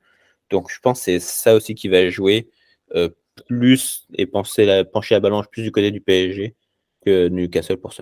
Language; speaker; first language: French; native; French